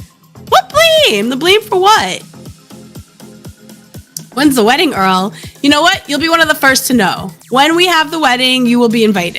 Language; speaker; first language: English; native; English